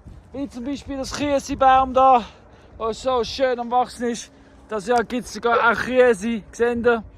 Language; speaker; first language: German; non-native, fluent; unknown